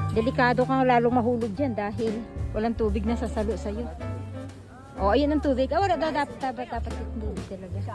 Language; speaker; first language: Filipino; native; Filipino